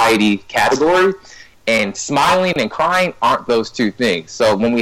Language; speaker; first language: English; native; English